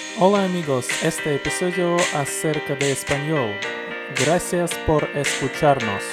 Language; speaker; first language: Spanish; non-native, learner; Russian